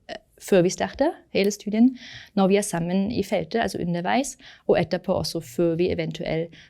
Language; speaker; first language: Norwegian; native; Norwegian